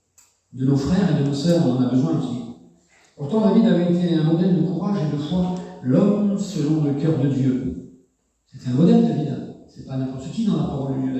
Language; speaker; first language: French; native; French